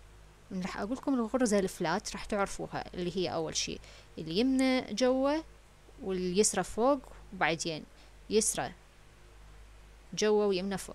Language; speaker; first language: Arabic; native; Arabic